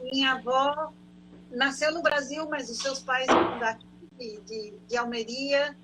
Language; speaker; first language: Portuguese; native; Portuguese